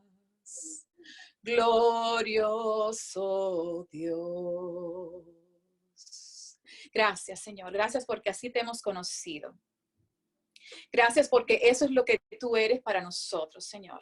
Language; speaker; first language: Spanish; native; Spanish